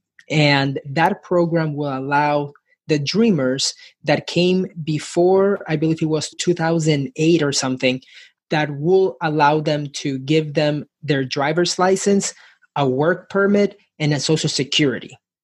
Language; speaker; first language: English; early bilingual, other home language; Spanish